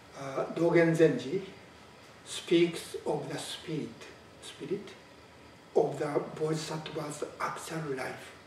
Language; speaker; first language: English; non-native, fluent; Japanese